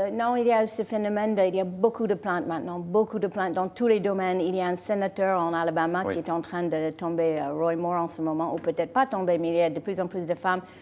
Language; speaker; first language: French; non-native, fluent; English